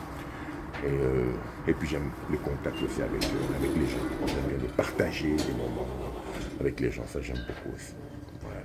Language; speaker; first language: French; non-native, local second language; Lingala